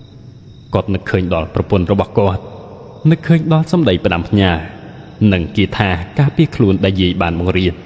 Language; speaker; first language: Khmer; native; Khmer